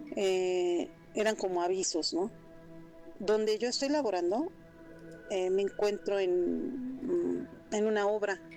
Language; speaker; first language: Spanish; native; Spanish